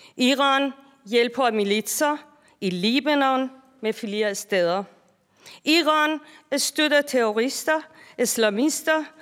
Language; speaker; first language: Danish; non-native, fluent; Persian